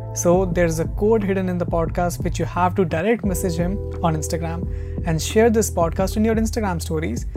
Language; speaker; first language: English; non-native, local second language; Hindi